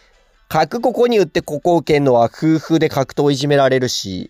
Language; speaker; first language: Japanese; native; Japanese